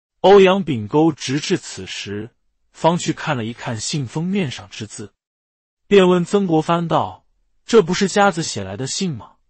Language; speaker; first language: Chinese; native; Chinese